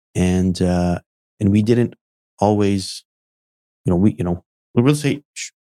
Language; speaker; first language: English; early bilingual, other home language; Arabic